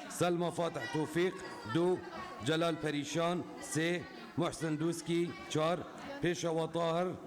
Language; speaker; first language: Central Kurdish; non-native, local second language; Kurdish